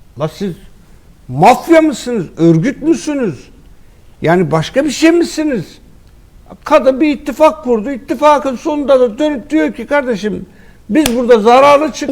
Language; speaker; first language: Turkish; native; Turkish